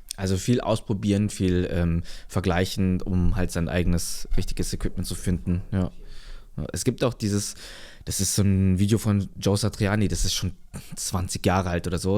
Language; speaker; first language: German; native; German